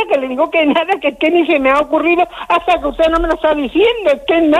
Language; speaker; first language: Spanish; native; Spanish